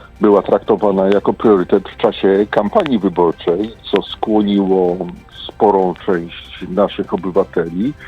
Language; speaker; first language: Polish; native; Polish